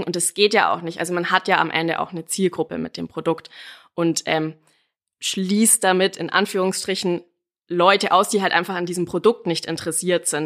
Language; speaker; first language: German; native; German